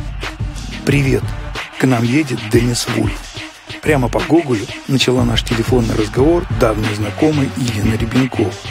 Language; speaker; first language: Russian; native; Russian